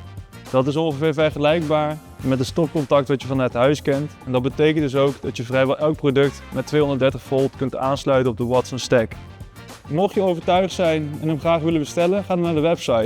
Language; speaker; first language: Dutch; native; Dutch